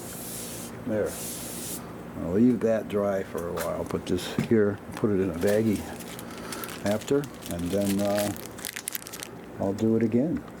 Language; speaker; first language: English; native; English